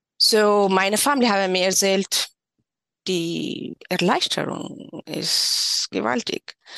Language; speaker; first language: German; non-native, learner; Tigrinya